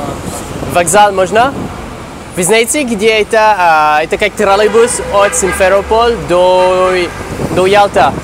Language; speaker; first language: Russian; non-native, learner; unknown